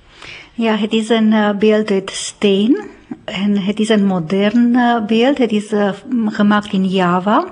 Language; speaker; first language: Dutch; non-native, fluent; Romanian